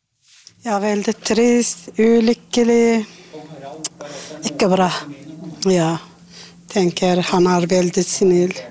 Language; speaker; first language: Norwegian; non-native, learner; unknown